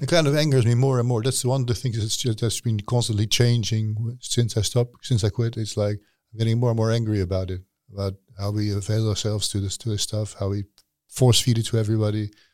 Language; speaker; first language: English; non-native, fluent; Dutch